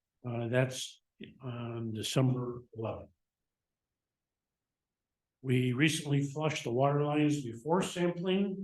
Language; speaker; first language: English; native; English